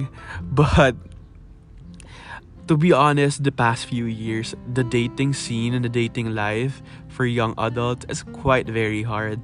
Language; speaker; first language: English; non-native, local second language; Filipino